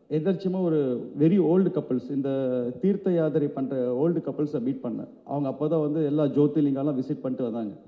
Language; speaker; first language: Tamil; native; Tamil